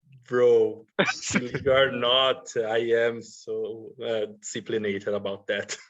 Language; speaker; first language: English; non-native, learner; Portuguese